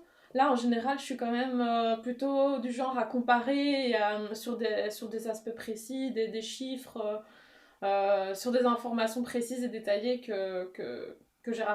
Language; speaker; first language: French; native; French